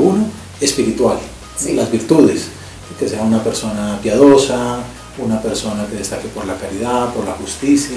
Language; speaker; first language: Spanish; native; Spanish